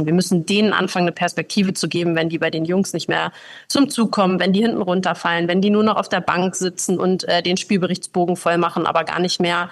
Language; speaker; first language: German; native; German